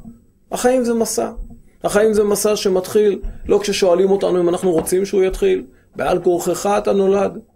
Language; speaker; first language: Hebrew; native; Hebrew